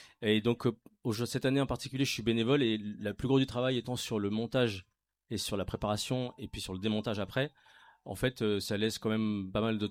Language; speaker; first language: French; native; French